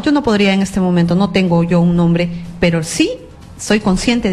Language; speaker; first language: Spanish; native; Spanish